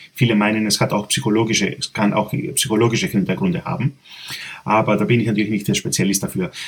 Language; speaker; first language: German; non-native, fluent; Greek